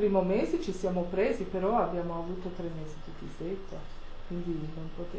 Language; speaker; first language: Italian; non-native, fluent; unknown